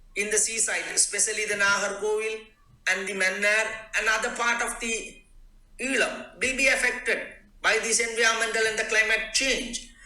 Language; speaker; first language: English; non-native, local second language; Tamil